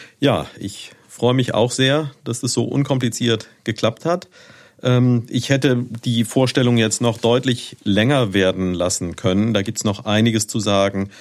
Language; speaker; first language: German; native; German